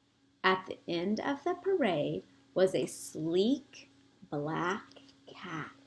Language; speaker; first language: English; native; English